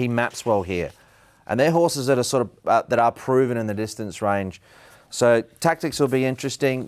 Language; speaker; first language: English; native; English